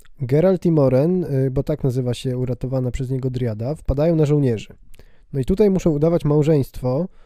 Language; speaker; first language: Polish; native; Polish